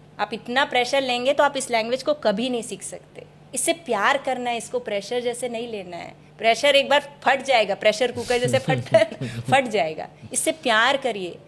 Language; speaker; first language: Hindi; native; Hindi